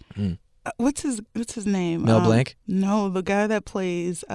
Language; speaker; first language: English; native; English